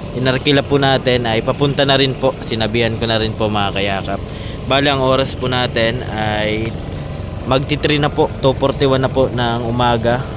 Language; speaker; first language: Filipino; non-native, local second language; Bikol